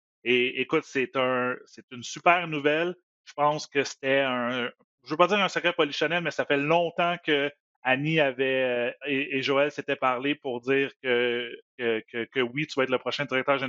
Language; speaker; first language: French; native; French